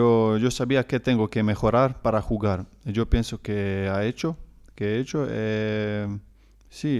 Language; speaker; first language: Spanish; non-native, learner; Croatian